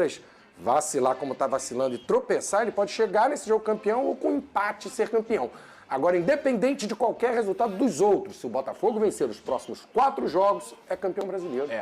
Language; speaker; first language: Portuguese; native; Portuguese